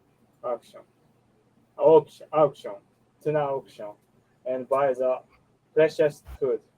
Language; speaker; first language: English; non-native, learner; Japanese